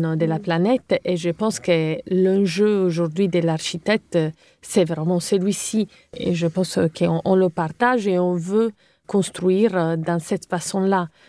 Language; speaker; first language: French; non-native, fluent; Italian